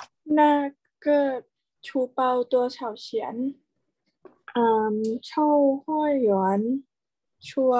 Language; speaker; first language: Chinese; non-native, learner; Thai